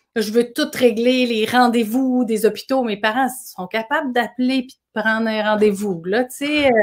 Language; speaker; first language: French; native; French